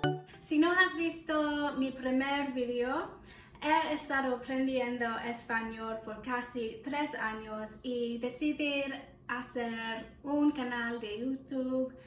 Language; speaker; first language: Spanish; non-native, learner; English